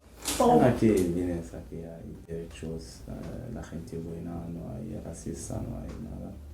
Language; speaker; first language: Spanish; non-native, learner; Arabic